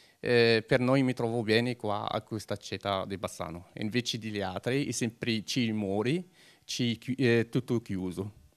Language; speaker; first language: Italian; non-native, learner; Arabic